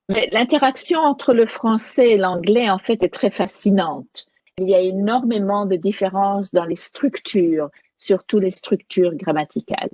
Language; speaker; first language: French; native; French